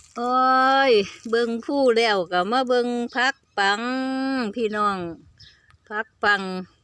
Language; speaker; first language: Thai; native; Thai